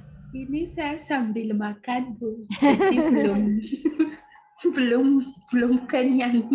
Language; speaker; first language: Indonesian; non-native, learner; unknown